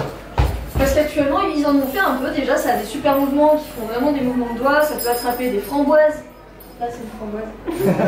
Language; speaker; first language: French; native; French